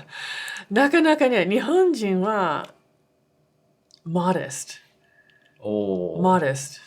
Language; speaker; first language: Japanese; non-native, fluent; English